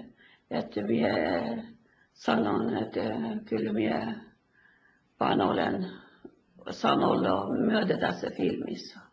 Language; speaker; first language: Finnish; early bilingual, heritage; Finnish